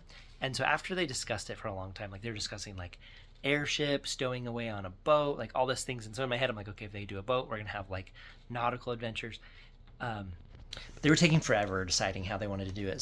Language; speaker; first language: English; native; English